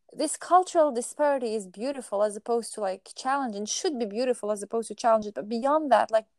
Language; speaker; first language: English; non-native, fluent; Arabic